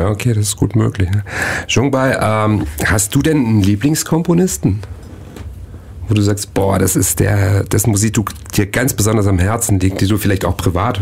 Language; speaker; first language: German; native; German